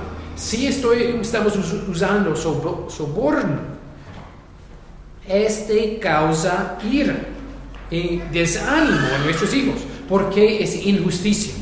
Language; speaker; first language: Spanish; non-native, fluent; English